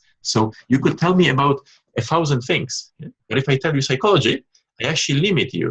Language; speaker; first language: English; non-native, fluent; Polish